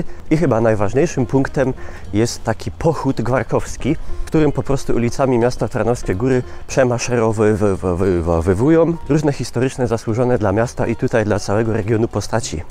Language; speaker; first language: Polish; native; Polish